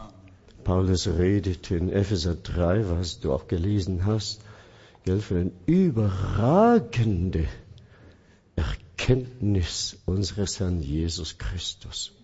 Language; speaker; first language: German; non-native, fluent; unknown